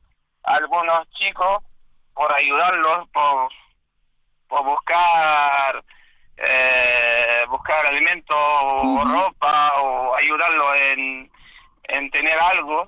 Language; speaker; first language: Spanish; non-native, fluent; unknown